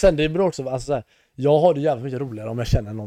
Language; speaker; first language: Swedish; native; Swedish